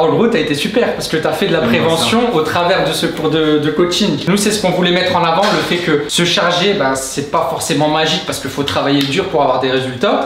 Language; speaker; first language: French; native; French